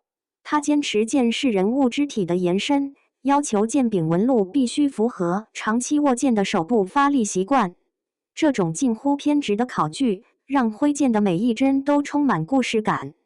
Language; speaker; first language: Chinese; native; Chinese